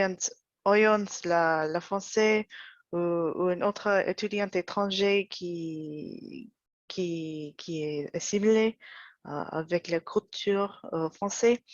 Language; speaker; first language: French; non-native, learner; English